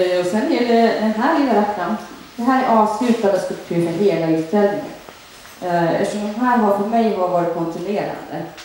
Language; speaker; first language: Swedish; early bilingual, other home language; Finnish